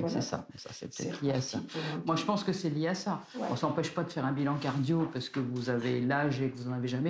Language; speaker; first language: French; native; French